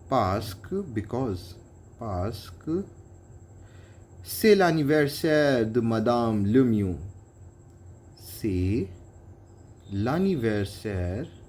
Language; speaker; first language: French; non-native, fluent; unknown